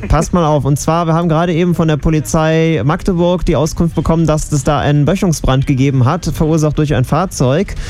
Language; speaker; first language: German; native; German